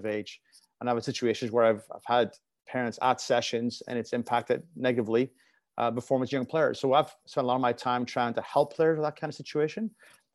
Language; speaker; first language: English; native; English